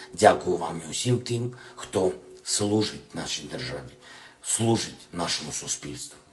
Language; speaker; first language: Ukrainian; non-native, local second language; Russian